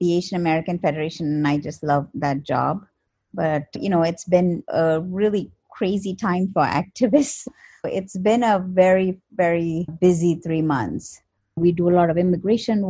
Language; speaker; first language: English; non-native, local second language; Malayalam